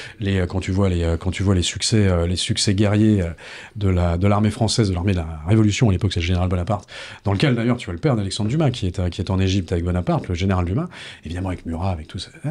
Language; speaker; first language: French; native; French